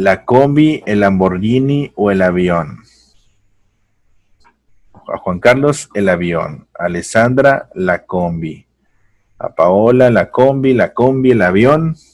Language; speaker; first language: Spanish; native; Spanish